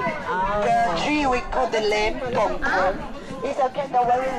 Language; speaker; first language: English; non-native, learner; Chinese